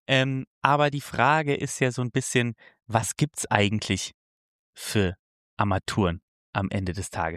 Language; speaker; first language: German; native; German